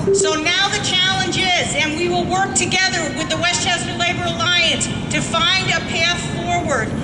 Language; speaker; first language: English; native; English